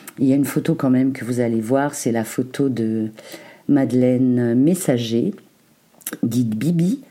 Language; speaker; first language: French; native; French